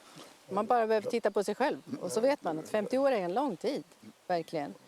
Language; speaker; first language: Swedish; native; Swedish